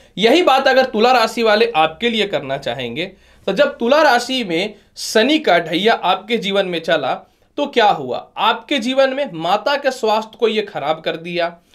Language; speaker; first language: Hindi; native; Hindi